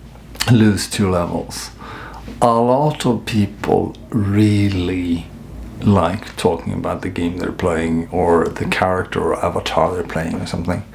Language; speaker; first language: English; non-native, fluent; Swedish